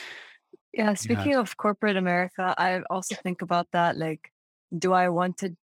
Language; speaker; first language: English; non-native, fluent; Arabic